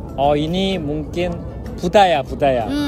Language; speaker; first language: Indonesian; non-native, fluent; Korean